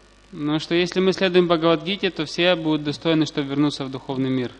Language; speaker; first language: Russian; native; Russian